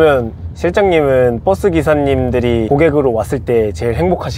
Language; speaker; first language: Korean; native; Korean